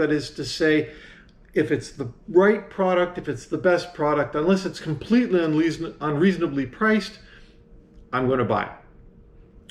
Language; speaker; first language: English; native; English